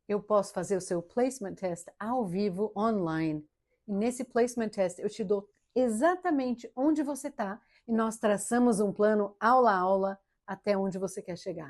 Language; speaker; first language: Portuguese; early bilingual, heritage; Portuguese